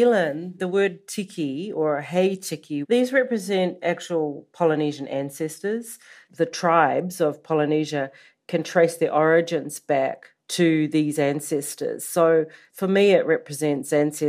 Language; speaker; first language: English; native; English